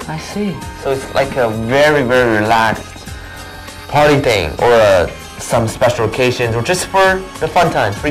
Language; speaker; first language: English; non-native, fluent; Chinese